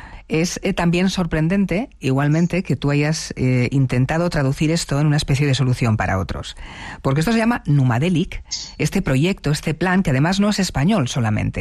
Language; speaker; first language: Spanish; native; Spanish